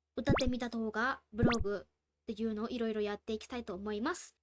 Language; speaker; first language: Japanese; non-native, fluent; Burmese